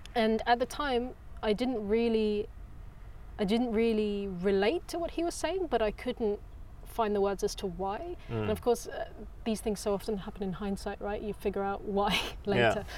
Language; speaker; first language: English; native; English